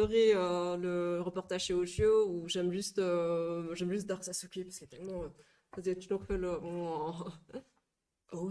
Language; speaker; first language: French; native; French